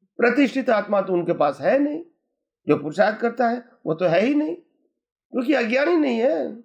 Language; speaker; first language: Hindi; non-native, local second language; Gujarati